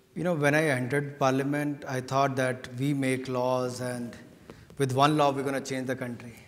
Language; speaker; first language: English; non-native, local second language; Hindi